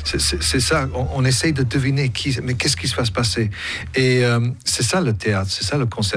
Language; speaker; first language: French; non-native, fluent; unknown